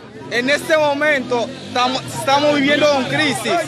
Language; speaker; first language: Spanish; non-native, local second language; Haitian Creole